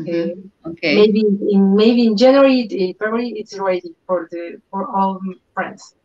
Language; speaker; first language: English; non-native, learner; Spanish